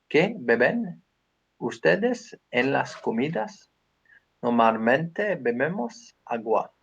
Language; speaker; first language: Spanish; non-native, learner; English